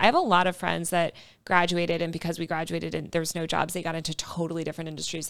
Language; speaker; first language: English; native; English